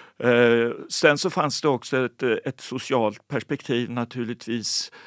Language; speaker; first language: Swedish; native; Swedish